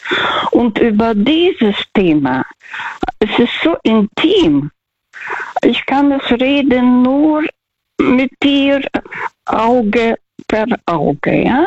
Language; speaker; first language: German; non-native, fluent; Russian